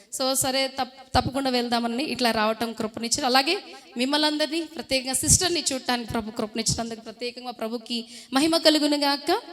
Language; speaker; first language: Telugu; non-native, fluent; Hindi